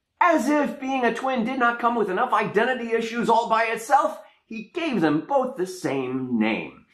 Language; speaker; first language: English; native; English